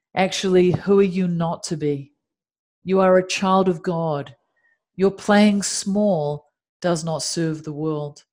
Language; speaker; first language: English; native; English